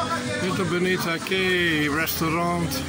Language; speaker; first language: Portuguese; non-native, learner; English